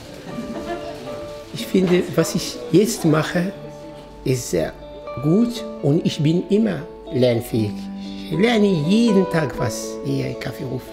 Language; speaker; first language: German; non-native, fluent; Arabic